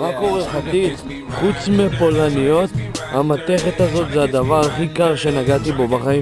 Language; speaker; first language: Hebrew; native; Hebrew